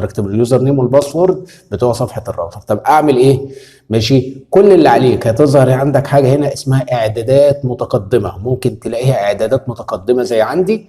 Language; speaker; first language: Arabic; native; Arabic